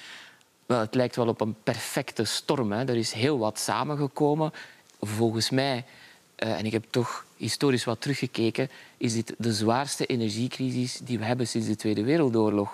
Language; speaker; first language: Dutch; native; Dutch